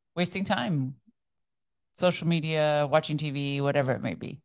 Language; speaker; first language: English; early bilingual, other home language; Persian